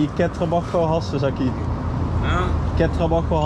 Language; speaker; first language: Spanish; non-native, learner; Dutch